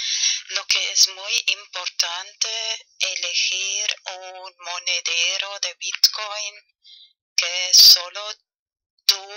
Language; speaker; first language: Spanish; non-native, fluent; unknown